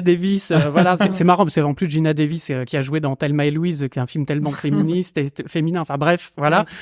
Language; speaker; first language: French; native; French